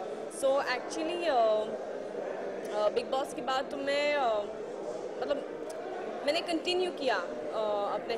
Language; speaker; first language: Hindi; non-native, learner; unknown